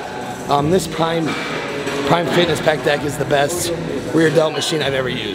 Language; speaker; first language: English; native; English